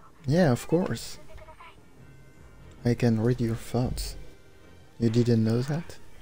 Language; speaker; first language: English; non-native, fluent; French